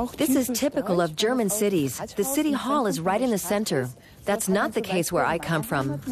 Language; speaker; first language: English; non-native, fluent; Ukrainian